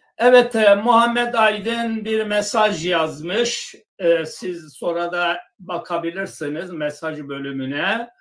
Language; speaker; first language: Turkish; non-native, local second language; Zaza